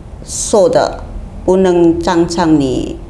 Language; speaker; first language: Chinese; non-native, learner; Indonesian